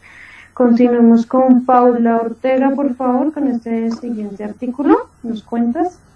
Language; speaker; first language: Spanish; native; Spanish